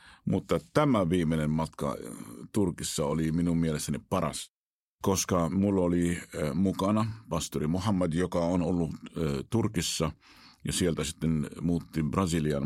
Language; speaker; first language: Finnish; non-native, fluent; Arabic